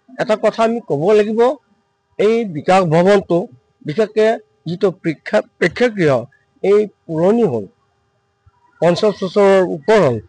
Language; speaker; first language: Assamese; native; Assamese